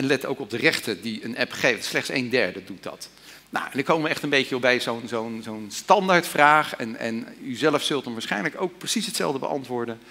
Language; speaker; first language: Dutch; native; Dutch